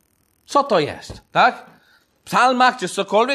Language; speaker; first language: Polish; non-native, fluent; English